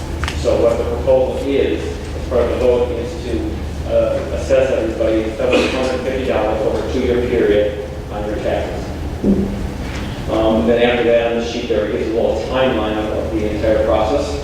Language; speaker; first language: English; native; English